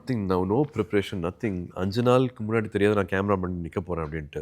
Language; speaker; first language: Tamil; native; Tamil